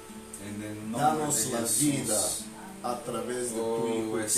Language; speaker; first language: Spanish; non-native, fluent; Bulgarian